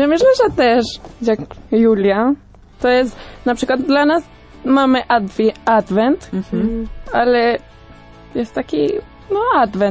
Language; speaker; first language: Polish; early bilingual, heritage; Spanish